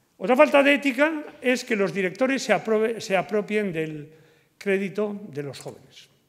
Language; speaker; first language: Spanish; native; Spanish